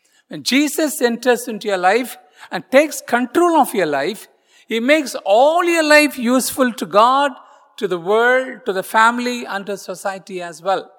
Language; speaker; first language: English; non-native, local second language; Tamil